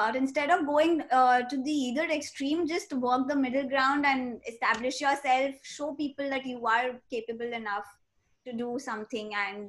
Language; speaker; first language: English; non-native, local second language; Hindi